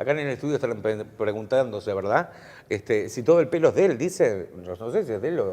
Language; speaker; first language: Spanish; native; Spanish